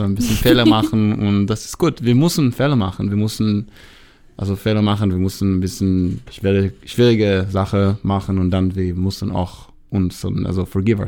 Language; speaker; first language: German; non-native, learner; Hebrew